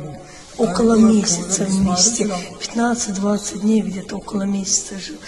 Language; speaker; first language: Russian; non-native, learner; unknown